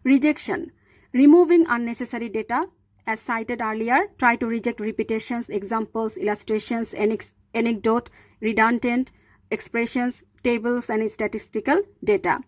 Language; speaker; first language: English; non-native, local second language; Bangla